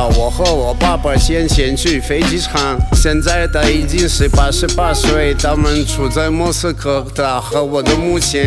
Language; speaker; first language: Chinese; non-native, learner; Russian